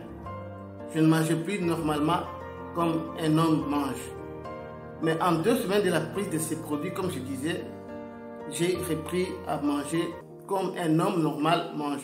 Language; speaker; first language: French; non-native, local second language; Lingala